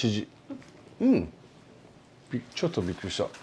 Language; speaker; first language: Japanese; non-native, learner; English